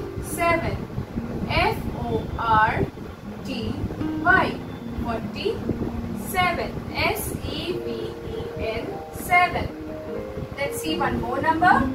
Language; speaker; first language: English; non-native, local second language; Hindi